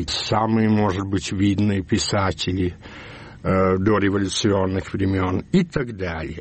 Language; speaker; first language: Russian; early bilingual, heritage; Russian